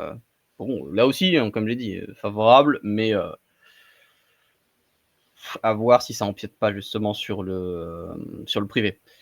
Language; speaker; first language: French; native; French